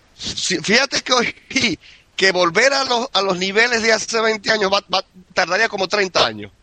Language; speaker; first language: Spanish; native; Spanish